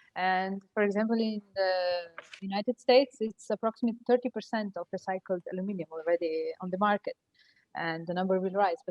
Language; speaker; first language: English; non-native, fluent; Slovenian